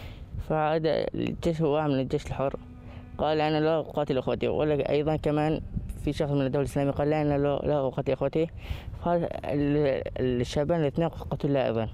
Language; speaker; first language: Arabic; native; Arabic